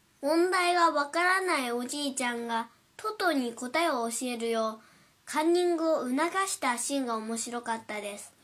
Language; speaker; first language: Japanese; non-native, learner; Chinese